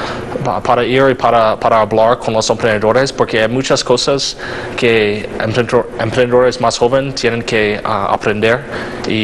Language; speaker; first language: Spanish; non-native, learner; English